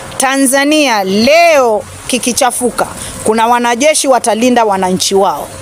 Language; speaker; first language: Swahili; native; Swahili